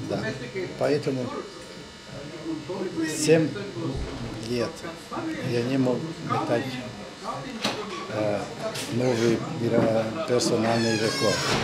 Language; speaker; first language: Russian; non-native, local second language; Latvian